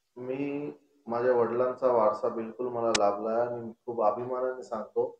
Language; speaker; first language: Marathi; non-native, local second language; Konkani